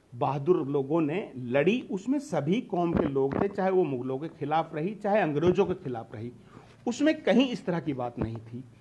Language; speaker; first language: Hindi; native; Hindi